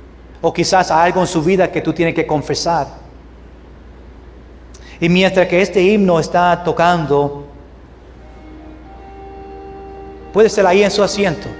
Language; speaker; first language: Spanish; non-native, fluent; English